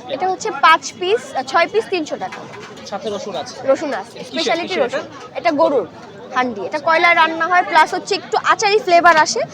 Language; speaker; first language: Bangla; native; Bangla